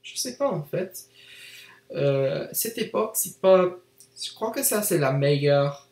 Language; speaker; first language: French; non-native, learner; English